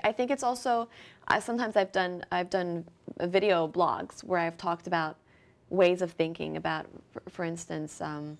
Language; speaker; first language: English; early bilingual, other home language; French